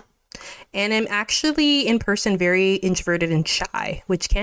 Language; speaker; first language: English; native; English